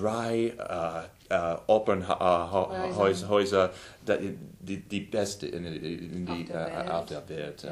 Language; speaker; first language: German; non-native, learner; English